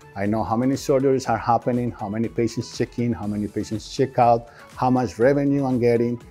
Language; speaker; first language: English; non-native, fluent; Spanish